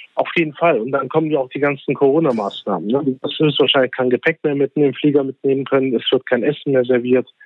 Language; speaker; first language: German; early bilingual, other home language; Turkish